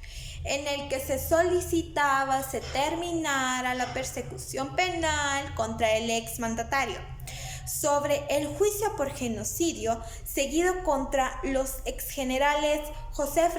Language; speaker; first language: Spanish; native; Spanish